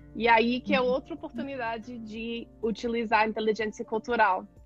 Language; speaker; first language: Portuguese; non-native, fluent; English